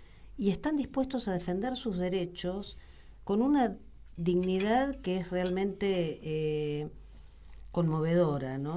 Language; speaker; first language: Spanish; native; Spanish